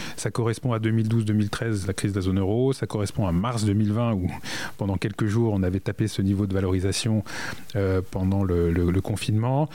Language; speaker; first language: French; native; French